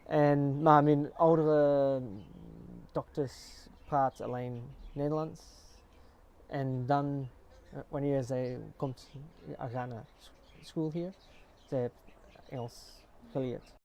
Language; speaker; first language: Dutch; early bilingual, heritage; English